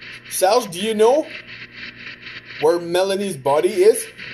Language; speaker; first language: English; early bilingual, other home language; French